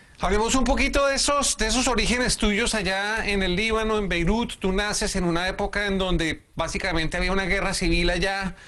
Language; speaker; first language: Spanish; native; Spanish